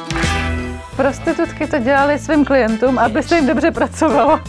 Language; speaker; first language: Czech; native; Czech